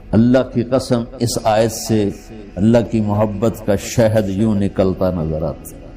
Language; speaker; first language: Urdu; non-native, local second language; Punjabi